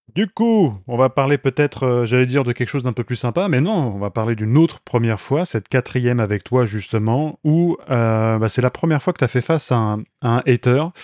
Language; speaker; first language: French; native; French